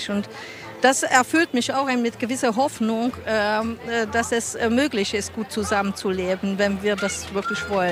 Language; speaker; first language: German; non-native, fluent; Hungarian